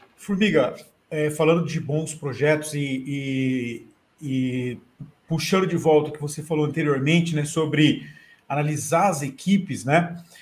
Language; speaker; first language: Portuguese; native; Portuguese